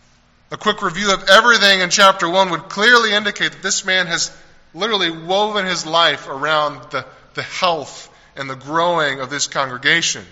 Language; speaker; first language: English; native; English